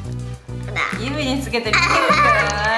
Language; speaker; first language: Japanese; native; Japanese